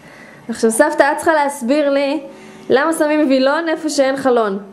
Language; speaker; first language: Hebrew; native; Hebrew